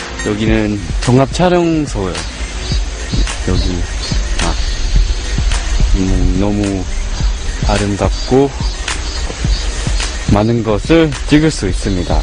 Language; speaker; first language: Korean; non-native, fluent; Thai